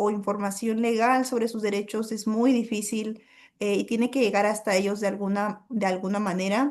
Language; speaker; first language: Spanish; native; Spanish